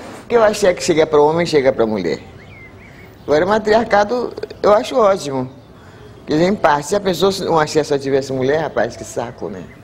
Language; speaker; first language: Portuguese; native; Portuguese